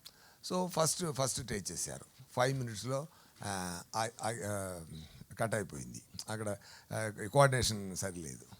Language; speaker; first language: Telugu; non-native, learner; Tamil